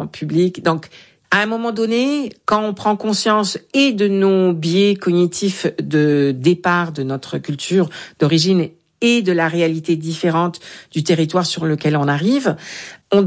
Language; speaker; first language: French; native; French